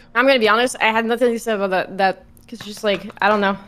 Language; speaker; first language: English; non-native, fluent; French